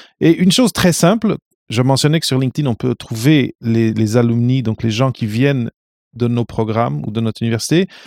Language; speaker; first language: French; non-native, fluent; Portuguese